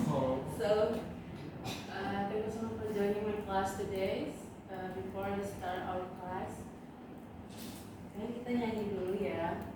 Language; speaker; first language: English; non-native, learner; Indonesian